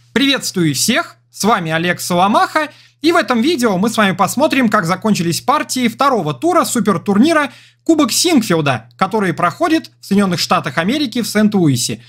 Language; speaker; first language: Russian; native; Russian